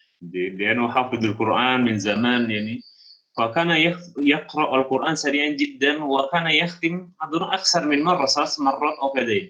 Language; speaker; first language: Arabic; non-native, fluent; Indonesian